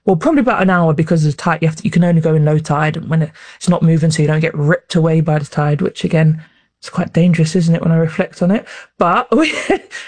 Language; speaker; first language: English; native; English